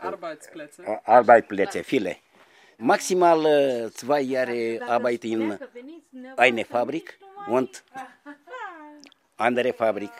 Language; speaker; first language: German; non-native, learner; Romanian